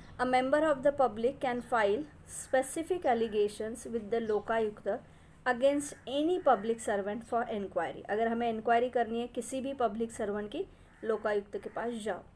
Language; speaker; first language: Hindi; non-native, local second language; Marathi